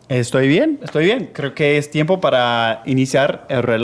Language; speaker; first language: Spanish; non-native, fluent; English